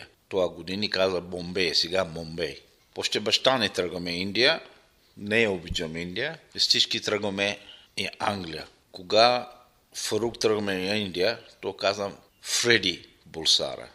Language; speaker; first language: Bulgarian; non-native, local second language; Arabic